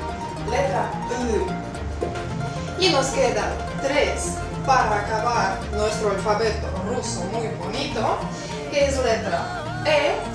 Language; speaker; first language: Spanish; non-native, fluent; Russian